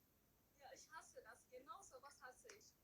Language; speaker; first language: German; early bilingual, other home language; Tigrinya